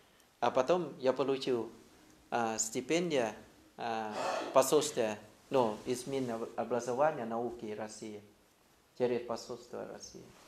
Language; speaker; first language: Russian; non-native, fluent; Thai